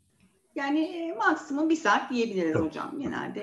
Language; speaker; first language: Turkish; native; Turkish